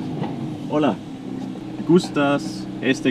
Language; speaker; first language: Spanish; non-native, learner; German